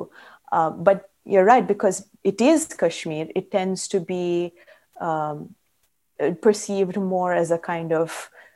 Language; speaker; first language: English; non-native, local second language; Kannada